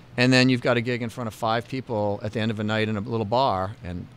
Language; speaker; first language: English; native; English